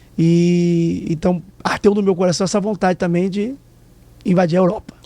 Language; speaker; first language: Portuguese; native; Portuguese